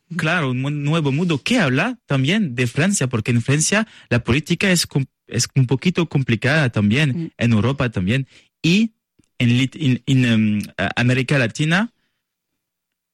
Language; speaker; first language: Spanish; non-native, learner; French